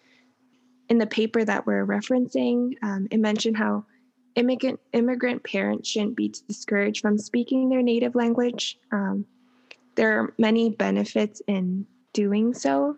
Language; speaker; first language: English; native; English